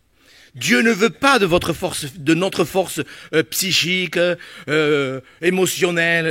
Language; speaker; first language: French; native; French